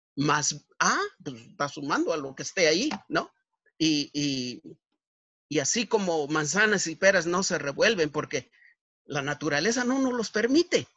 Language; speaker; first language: Spanish; native; Spanish